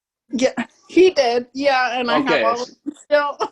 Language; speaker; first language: English; native; English